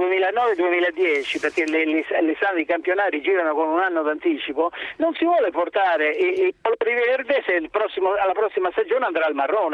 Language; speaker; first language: Italian; native; Italian